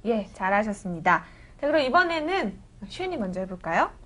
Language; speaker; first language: Korean; native; Korean